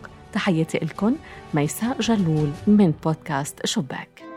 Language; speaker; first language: Arabic; native; Arabic